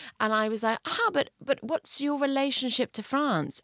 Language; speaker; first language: English; early bilingual, heritage; English